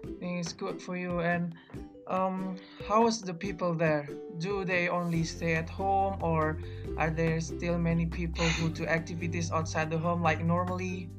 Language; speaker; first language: English; non-native, learner; Indonesian